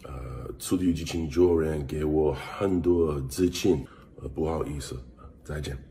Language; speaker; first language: Chinese; non-native, learner; English